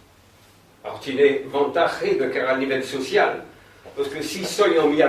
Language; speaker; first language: Spanish; non-native, fluent; French